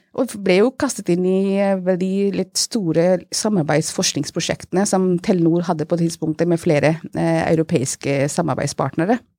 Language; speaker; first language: Norwegian; non-native, fluent; Hindi